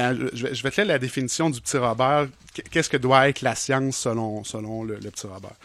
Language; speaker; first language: French; native; French